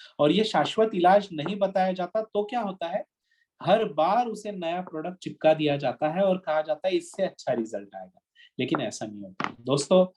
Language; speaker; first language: Hindi; non-native, local second language; Marathi